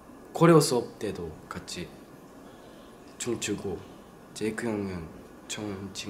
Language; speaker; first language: Korean; non-native, learner; Japanese